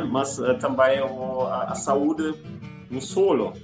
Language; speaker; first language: Portuguese; non-native, fluent; German